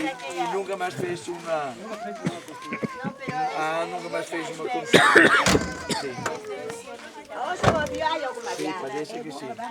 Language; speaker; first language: Portuguese; non-native, fluent; Spanish